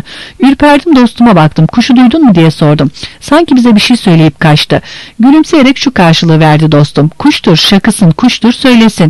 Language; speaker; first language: Turkish; native; Turkish